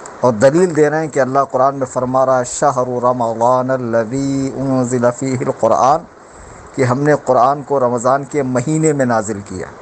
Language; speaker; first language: Urdu; native; Urdu